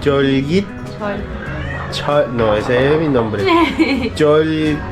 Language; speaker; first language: Spanish; non-native, fluent; Korean